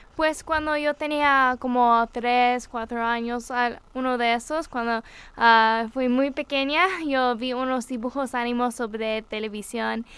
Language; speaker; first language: Spanish; non-native, learner; English